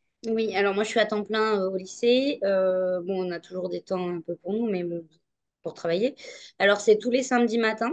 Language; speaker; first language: French; native; French